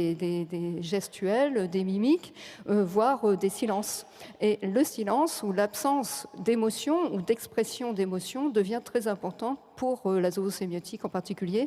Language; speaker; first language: French; native; French